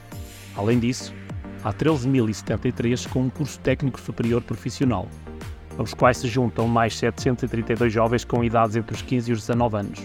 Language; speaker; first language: Portuguese; native; Portuguese